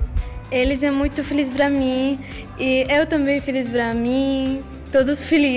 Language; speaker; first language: Portuguese; non-native, learner; Arabic